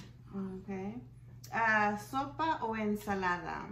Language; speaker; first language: Spanish; early bilingual, heritage; Spanish